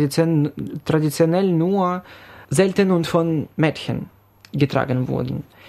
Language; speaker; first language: German; non-native, fluent; Ukrainian